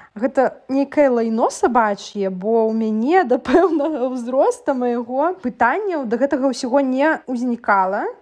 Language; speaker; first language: Belarusian; non-native, local second language; Russian